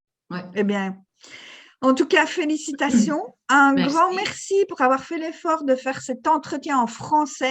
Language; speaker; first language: French; native; French